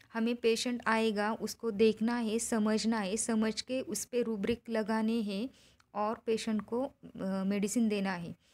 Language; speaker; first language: Hindi; non-native, local second language; Marathi